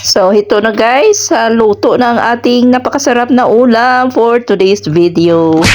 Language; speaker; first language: Filipino; non-native, local second language; Hiligaynon